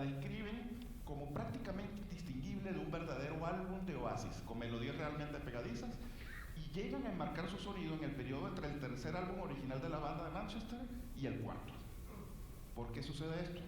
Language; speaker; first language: Spanish; native; Spanish